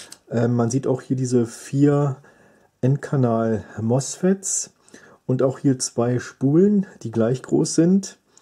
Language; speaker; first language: German; native; German